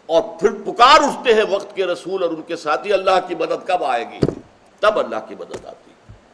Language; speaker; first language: Urdu; native; Urdu